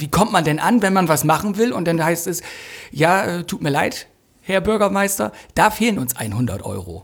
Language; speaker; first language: German; native; German